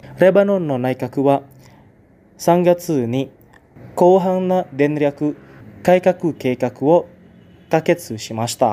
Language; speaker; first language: Japanese; non-native, fluent; Indonesian